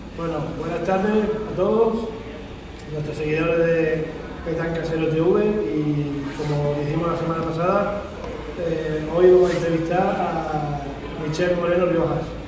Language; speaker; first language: Spanish; native; Spanish